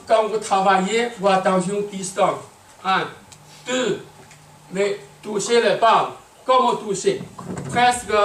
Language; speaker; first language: French; non-native, learner; Chinese